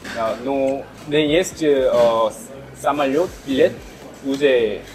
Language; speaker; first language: Russian; non-native, learner; Korean